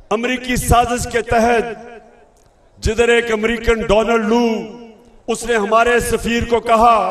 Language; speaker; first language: Urdu; native; Urdu